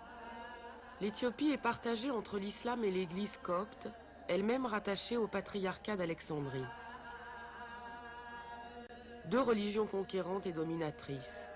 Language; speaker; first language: French; native; French